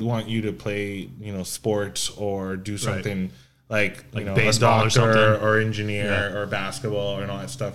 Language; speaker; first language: English; non-native, fluent; Spanish